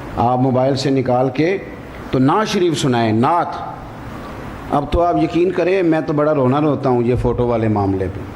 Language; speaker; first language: Urdu; non-native, local second language; Punjabi